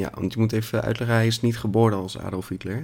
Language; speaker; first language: Dutch; native; Dutch